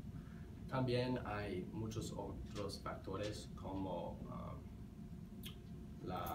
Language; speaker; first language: Spanish; non-native, learner; English